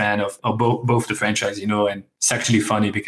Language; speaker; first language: English; non-native, fluent; French